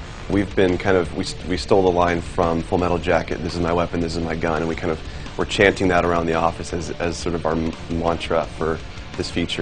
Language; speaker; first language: English; native; English